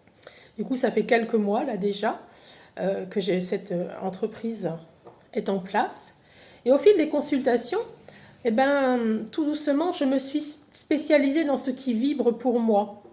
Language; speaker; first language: French; native; French